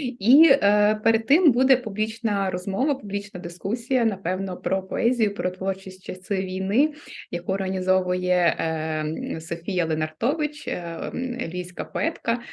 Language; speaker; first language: Ukrainian; non-native, local second language; Russian